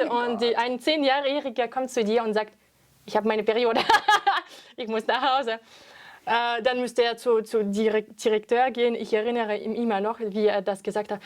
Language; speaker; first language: German; non-native, fluent; French